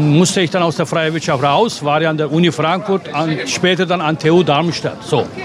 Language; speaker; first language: German; non-native, fluent; Turkish